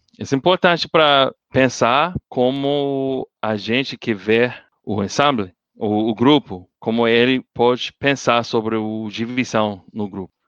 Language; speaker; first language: Portuguese; non-native, learner; English